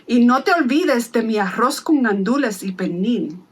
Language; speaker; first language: Spanish; early bilingual, other home language; English